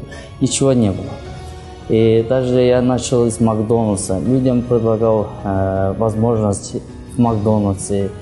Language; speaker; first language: Russian; non-native, learner; Kyrgyz